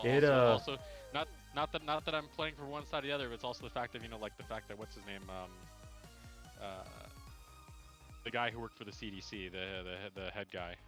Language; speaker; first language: English; native; English